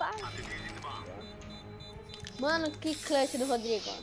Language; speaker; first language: Portuguese; native; Portuguese